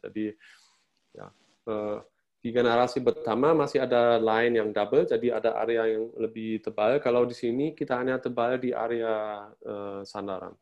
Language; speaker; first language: Indonesian; non-native, fluent; German